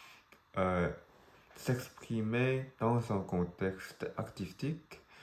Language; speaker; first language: French; non-native, learner; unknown